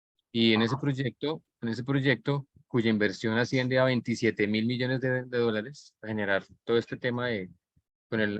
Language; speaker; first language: Spanish; native; Spanish